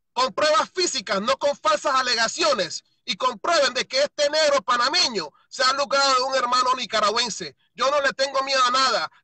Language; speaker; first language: Spanish; native; Spanish